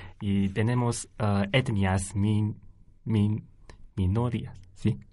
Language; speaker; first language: Spanish; non-native, learner; Chinese